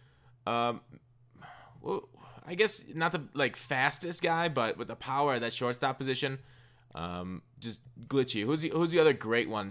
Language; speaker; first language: English; native; English